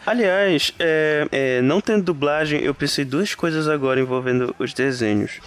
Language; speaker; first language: Portuguese; native; Portuguese